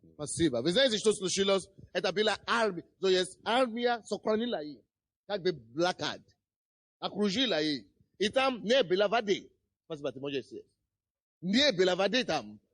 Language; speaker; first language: Russian; non-native, fluent; Yoruba